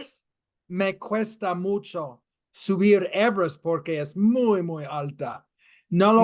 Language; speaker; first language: Spanish; non-native, fluent; English